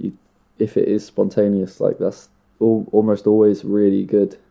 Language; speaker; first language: English; native; English